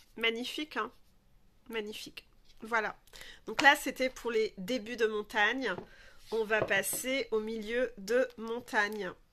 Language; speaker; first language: French; native; French